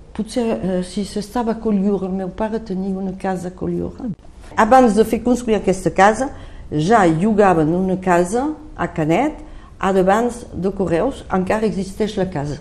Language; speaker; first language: Catalan; non-native, local second language; French